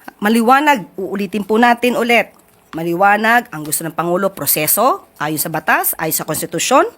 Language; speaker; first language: Filipino; native; Filipino